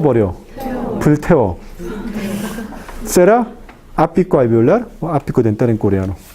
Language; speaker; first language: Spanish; non-native, fluent; Korean